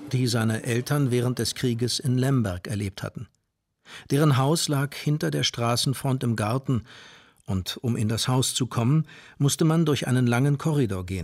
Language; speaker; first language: German; native; German